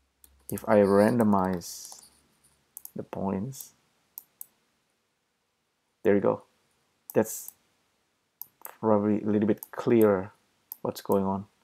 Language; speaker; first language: English; non-native, fluent; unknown